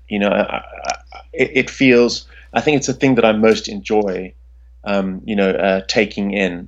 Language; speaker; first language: English; native; English